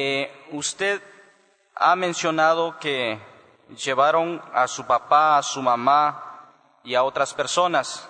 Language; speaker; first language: Spanish; native; Spanish